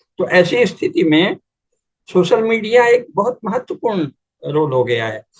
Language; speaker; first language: Hindi; native; Hindi